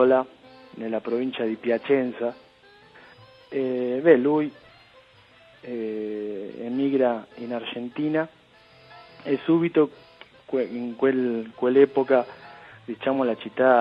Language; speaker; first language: Italian; early bilingual, heritage; Spanish